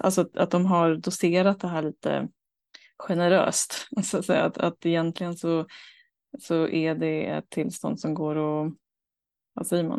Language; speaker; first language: Swedish; native; Swedish